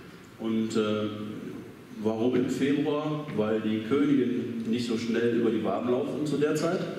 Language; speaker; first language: German; native; German